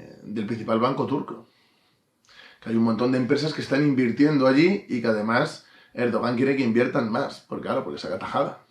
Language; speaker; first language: Spanish; native; Spanish